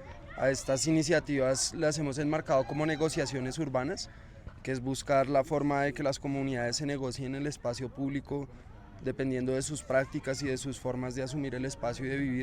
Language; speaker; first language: Spanish; native; Spanish